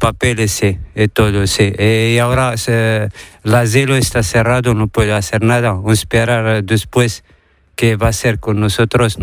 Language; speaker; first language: Spanish; non-native, learner; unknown